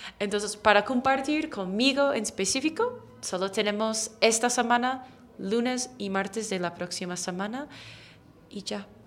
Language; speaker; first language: Spanish; non-native, fluent; English